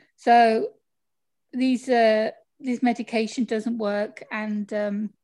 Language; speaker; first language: English; native; English